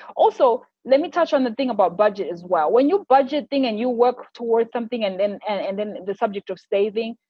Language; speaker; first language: English; non-native, local second language; Shona